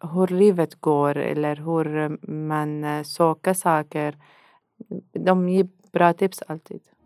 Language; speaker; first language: Swedish; non-native, fluent; Arabic